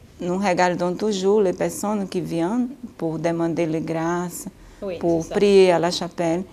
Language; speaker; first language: French; non-native, learner; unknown